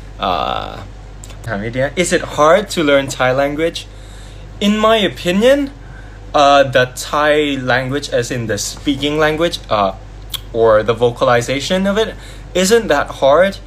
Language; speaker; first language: English; non-native, fluent; Thai